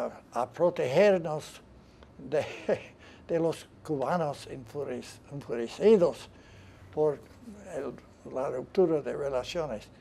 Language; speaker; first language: Spanish; non-native, fluent; English